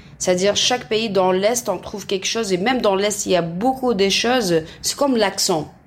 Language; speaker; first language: French; non-native, local second language; Arabic